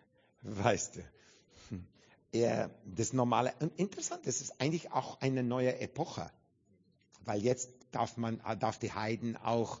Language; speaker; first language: German; non-native, learner; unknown